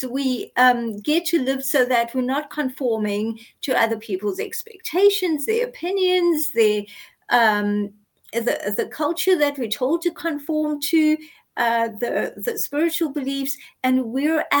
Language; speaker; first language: English; native; English